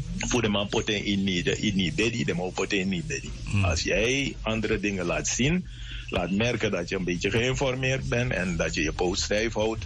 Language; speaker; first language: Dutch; native; Dutch